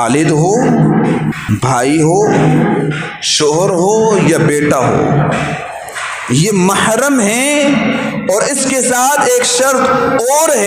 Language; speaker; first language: Urdu; native; Urdu